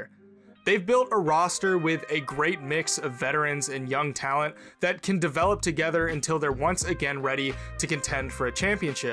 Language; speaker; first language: English; native; English